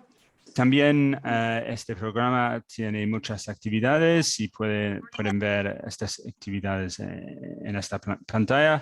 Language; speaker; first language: Spanish; non-native, learner; English